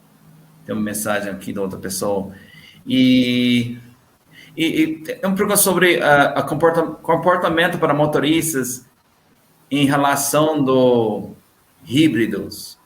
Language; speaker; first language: Portuguese; non-native, learner; English